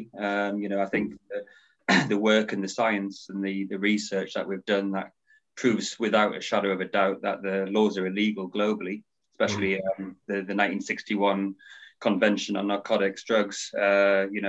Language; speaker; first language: English; native; English